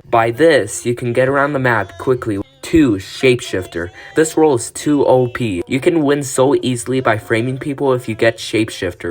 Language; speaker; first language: English; native; English